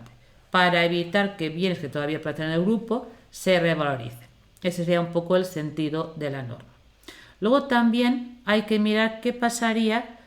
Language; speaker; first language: Spanish; native; Spanish